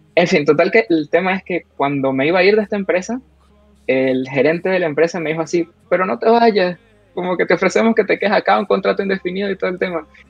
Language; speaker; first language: Spanish; native; Spanish